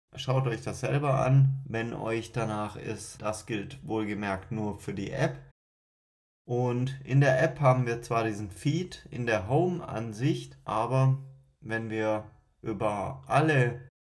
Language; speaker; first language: German; native; German